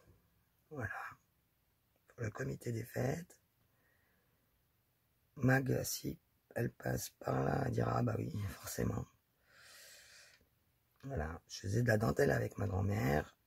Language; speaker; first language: French; native; French